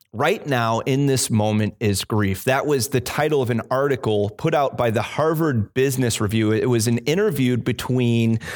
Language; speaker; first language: English; native; English